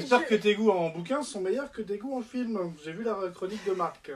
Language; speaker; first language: French; native; French